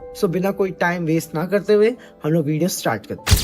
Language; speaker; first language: Hindi; native; Hindi